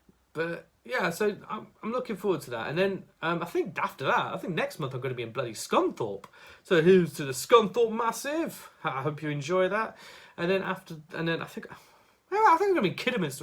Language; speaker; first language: English; native; English